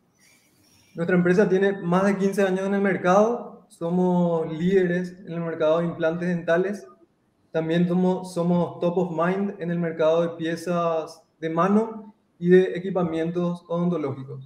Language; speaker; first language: Spanish; native; Spanish